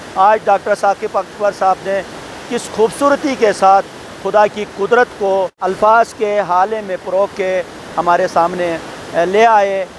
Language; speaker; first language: Urdu; non-native, local second language; Sicilian